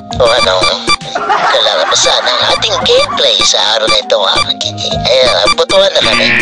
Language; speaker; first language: Filipino; native; Filipino